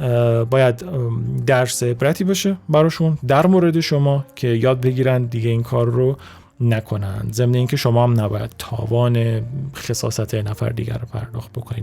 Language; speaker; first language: Persian; native; Persian